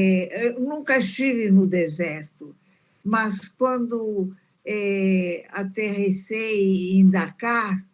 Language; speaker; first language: Portuguese; early bilingual, other home language; Italian